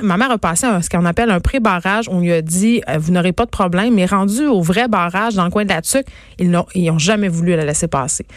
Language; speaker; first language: French; native; French